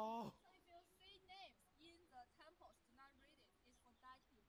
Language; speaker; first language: English; non-native, learner; Chinese